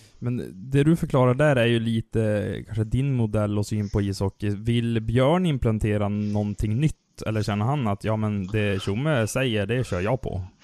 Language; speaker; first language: Swedish; native; Swedish